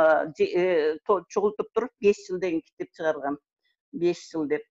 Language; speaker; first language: Kyrgyz; native; Kyrgyz